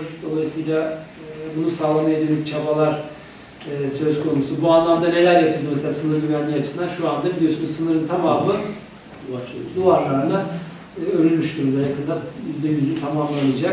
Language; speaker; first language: Turkish; native; Turkish